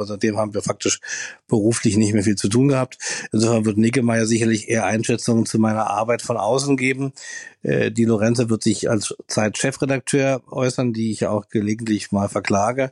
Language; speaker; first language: German; native; German